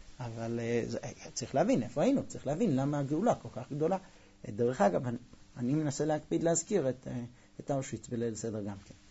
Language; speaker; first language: Hebrew; non-native, fluent; English